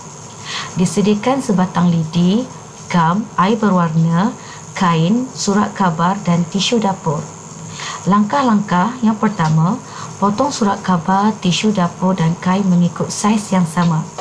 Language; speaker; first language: Malay; native; Malay